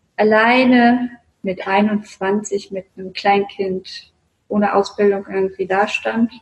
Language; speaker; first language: German; non-native, fluent; Russian